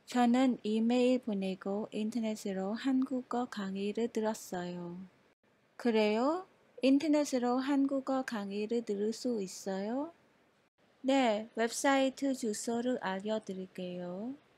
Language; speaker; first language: Korean; non-native, fluent; Khmer